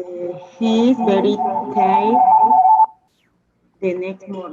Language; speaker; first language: English; non-native, learner; Spanish